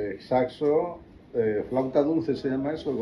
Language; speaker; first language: Spanish; native; Spanish